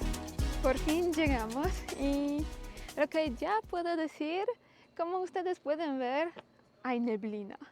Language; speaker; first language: Spanish; non-native, learner; Polish